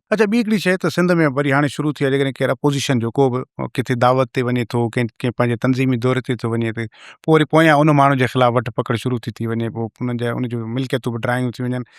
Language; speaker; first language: Sindhi; native; Sindhi